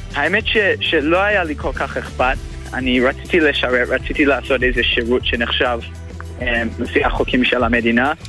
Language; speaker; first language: Hebrew; non-native, fluent; English